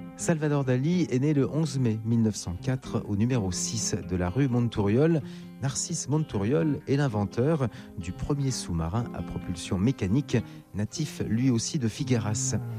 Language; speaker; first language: French; native; French